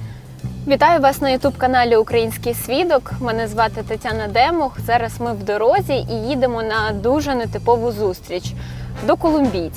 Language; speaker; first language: Ukrainian; native; Ukrainian